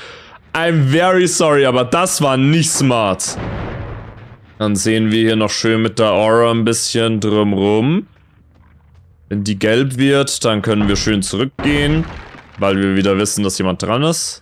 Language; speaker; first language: German; native; German